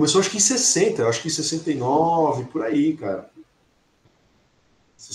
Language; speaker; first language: Portuguese; native; Portuguese